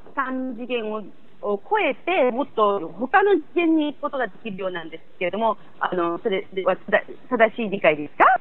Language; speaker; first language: Japanese; native; Japanese